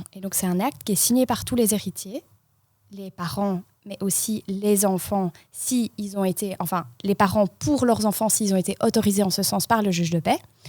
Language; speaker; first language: French; native; French